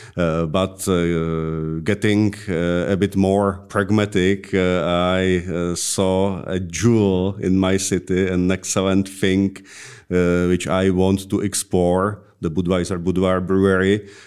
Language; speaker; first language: English; non-native, fluent; Czech